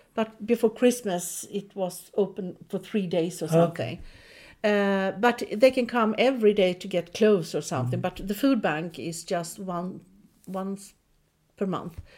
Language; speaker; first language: English; non-native, fluent; Swedish